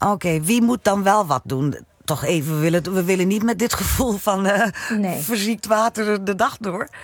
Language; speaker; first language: Dutch; native; Dutch